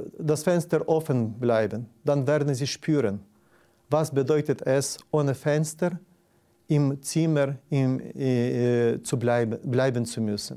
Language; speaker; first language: German; non-native, fluent; Ukrainian